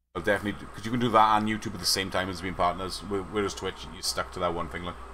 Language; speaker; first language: English; native; English